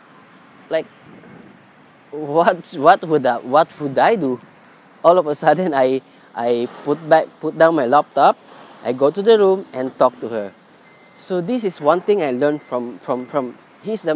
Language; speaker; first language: English; non-native, local second language; Filipino